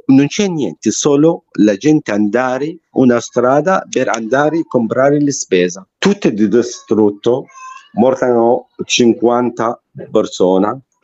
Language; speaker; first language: Italian; non-native, learner; Arabic